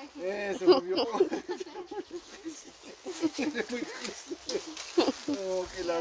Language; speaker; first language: Spanish; non-native, learner; German